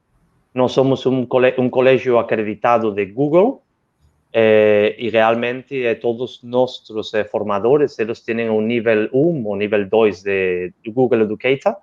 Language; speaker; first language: Portuguese; non-native, learner; Spanish